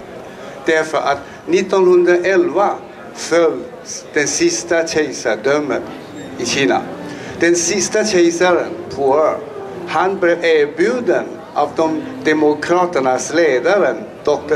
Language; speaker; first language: Swedish; non-native, fluent; Chinese